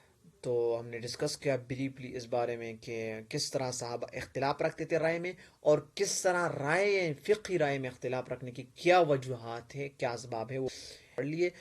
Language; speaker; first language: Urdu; non-native, local second language; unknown